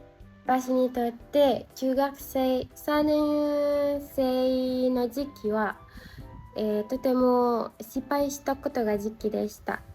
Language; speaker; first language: Japanese; non-native, learner; Indonesian